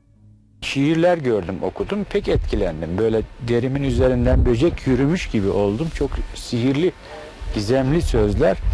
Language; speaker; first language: Turkish; native; Turkish